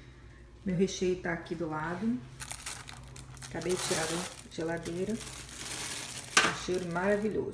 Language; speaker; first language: Portuguese; native; Portuguese